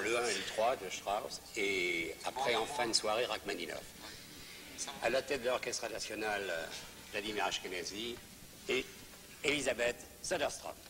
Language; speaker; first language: French; native; French